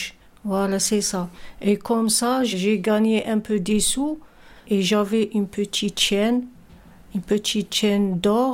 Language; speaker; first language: French; non-native, fluent; Arabic